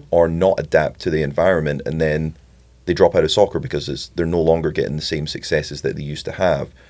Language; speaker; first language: English; native; English